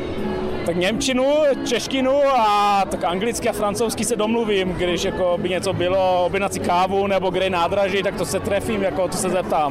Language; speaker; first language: Czech; early bilingual, heritage; Czech